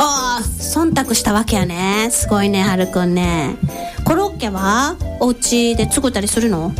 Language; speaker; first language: Japanese; native; Japanese